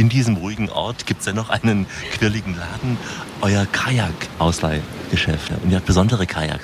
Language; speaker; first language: German; native; German